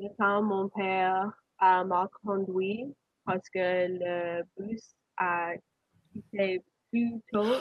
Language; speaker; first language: French; non-native, learner; English